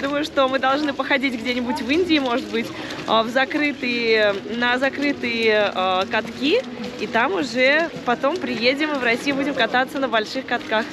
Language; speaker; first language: Russian; native; Russian